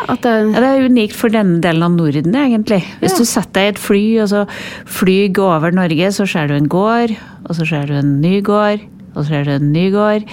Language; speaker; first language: Norwegian; native; Norwegian